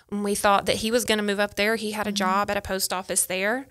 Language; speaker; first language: English; native; English